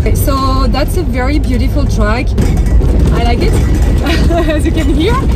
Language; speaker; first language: English; non-native, fluent; French